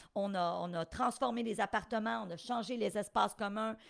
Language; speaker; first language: French; native; French